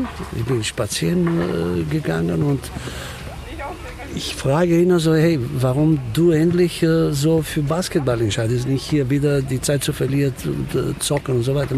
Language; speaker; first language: German; non-native, fluent; Romanian